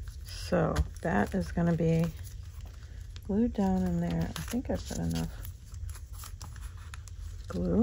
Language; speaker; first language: English; native; English